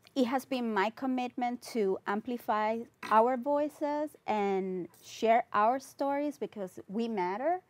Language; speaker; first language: English; non-native, fluent; Spanish